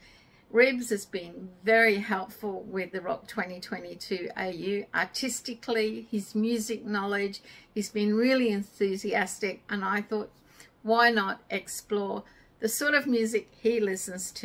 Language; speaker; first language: English; native; English